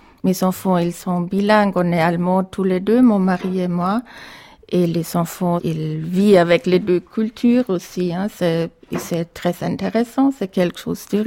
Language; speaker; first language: French; non-native, fluent; German